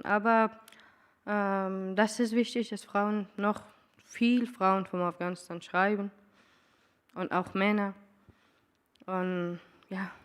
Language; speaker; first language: German; non-native, learner; Persian